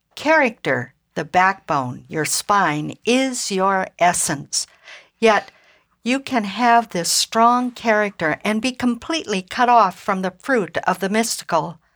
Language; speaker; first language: English; native; English